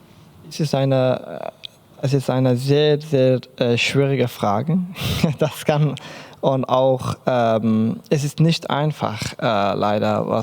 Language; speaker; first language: German; non-native, learner; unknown